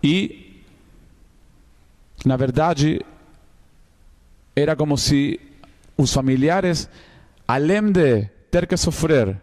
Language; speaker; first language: Portuguese; non-native, fluent; Spanish